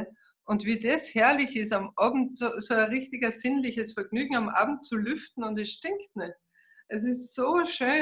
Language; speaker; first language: German; native; German